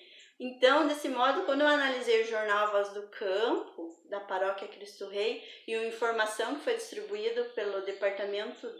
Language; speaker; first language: Portuguese; native; Portuguese